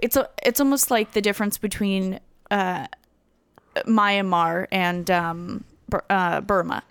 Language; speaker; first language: English; early bilingual, other home language; Russian